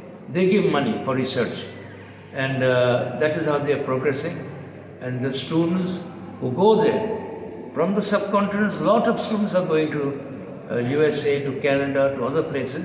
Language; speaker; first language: English; non-native, local second language; Bangla